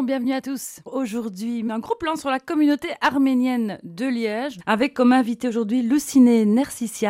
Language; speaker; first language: French; native; French